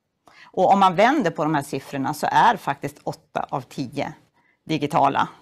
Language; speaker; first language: Swedish; native; Swedish